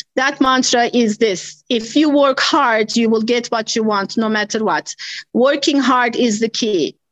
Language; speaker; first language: English; non-native, fluent; Turkish